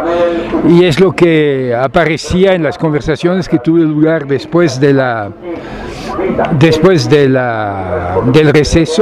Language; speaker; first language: Spanish; non-native, fluent; French